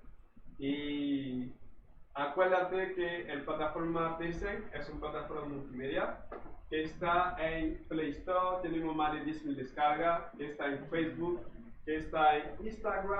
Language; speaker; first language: Spanish; non-native, fluent; Haitian Creole